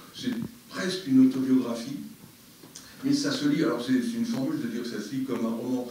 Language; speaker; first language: French; native; French